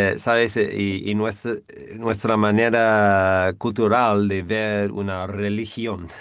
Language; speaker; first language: Spanish; non-native, fluent; English